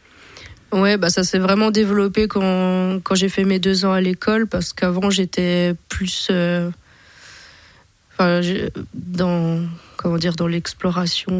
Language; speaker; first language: French; native; French